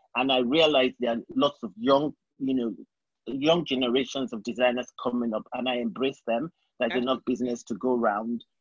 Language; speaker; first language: English; non-native, local second language; Yoruba